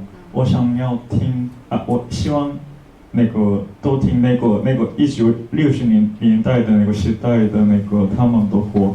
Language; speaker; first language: Chinese; non-native, learner; Korean